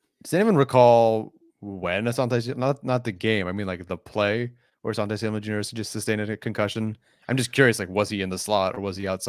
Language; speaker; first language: English; native; English